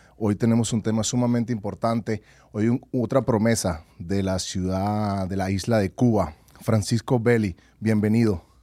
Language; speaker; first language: Spanish; native; Spanish